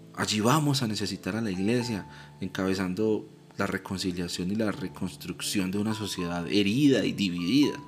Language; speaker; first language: Spanish; native; Spanish